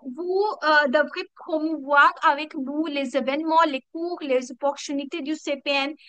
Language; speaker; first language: French; non-native, learner; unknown